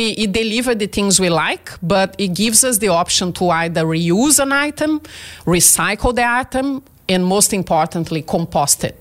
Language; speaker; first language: English; non-native, fluent; Portuguese